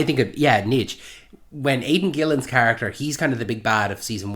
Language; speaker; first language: English; native; English